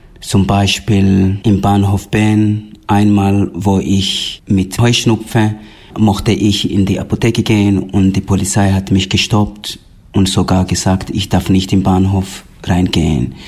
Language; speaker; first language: German; non-native, fluent; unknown